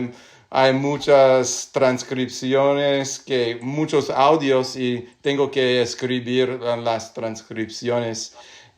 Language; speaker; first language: Spanish; non-native, learner; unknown